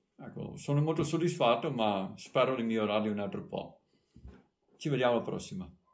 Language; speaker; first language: Italian; native; Italian